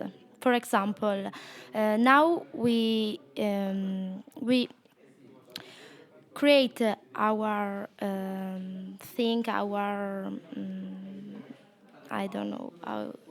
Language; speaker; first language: English; non-native, learner; Italian